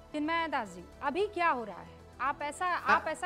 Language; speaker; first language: Hindi; native; Hindi